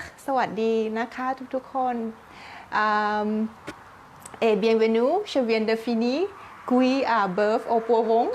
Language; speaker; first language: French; non-native, learner; Thai